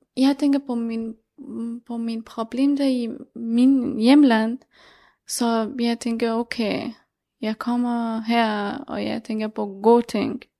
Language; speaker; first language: Danish; non-native, learner; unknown